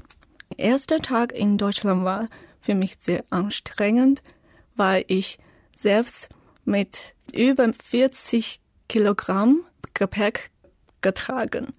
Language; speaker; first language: German; non-native, learner; Chinese